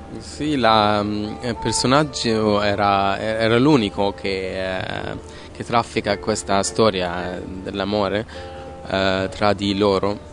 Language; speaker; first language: Italian; non-native, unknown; Arabic